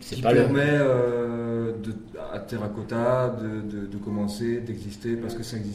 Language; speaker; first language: French; non-native, learner; Portuguese